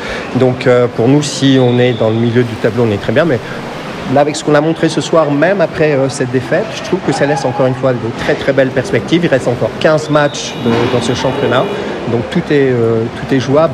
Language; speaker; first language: French; native; French